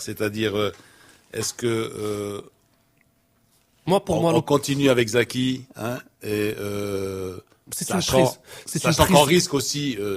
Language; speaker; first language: French; non-native, local second language; Arabic